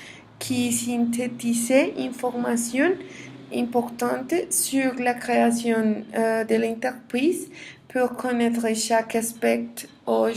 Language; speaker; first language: French; non-native, learner; Spanish